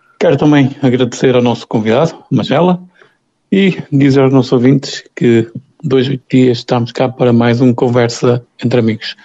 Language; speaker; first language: Portuguese; native; Portuguese